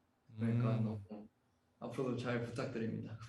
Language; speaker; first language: Korean; native; Korean